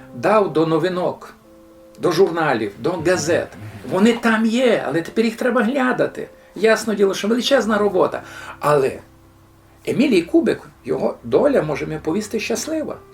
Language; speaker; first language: Ukrainian; native; Ukrainian